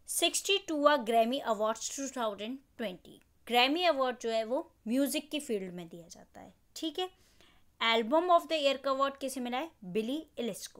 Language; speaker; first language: Hindi; native; Hindi